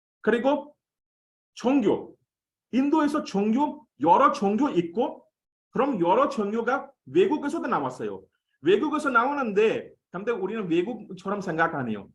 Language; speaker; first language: Korean; non-native, fluent; Hindi